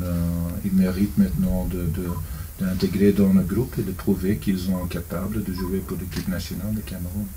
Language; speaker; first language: French; non-native, local second language; Dutch